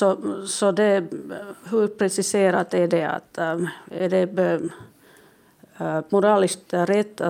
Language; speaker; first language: Swedish; non-native, local second language; Finnish